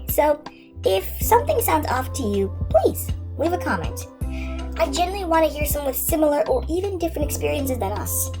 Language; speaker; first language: English; native; English